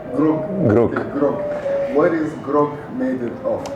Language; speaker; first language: English; non-native, fluent; Serbian